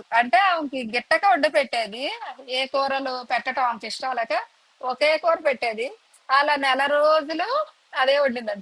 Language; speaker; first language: Telugu; native; Telugu